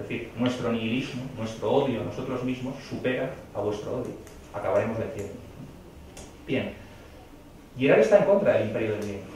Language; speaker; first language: Spanish; native; Spanish